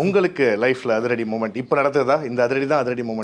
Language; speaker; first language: Tamil; native; Tamil